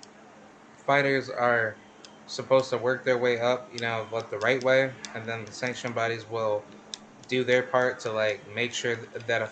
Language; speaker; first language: English; native; English